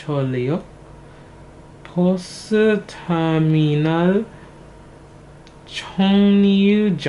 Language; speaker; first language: Korean; non-native, learner; English